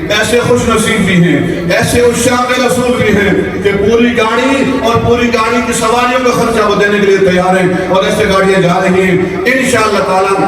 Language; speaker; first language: Urdu; non-native, local second language; Punjabi